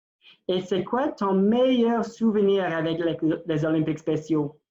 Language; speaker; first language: French; non-native, local second language; English